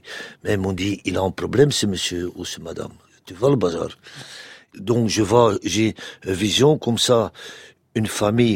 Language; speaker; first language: French; non-native, local second language; Dutch